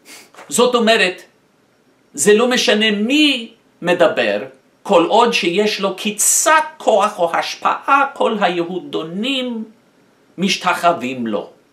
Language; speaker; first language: Hebrew; non-native, fluent; English